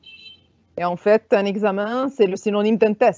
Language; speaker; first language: French; non-native, fluent; Arabic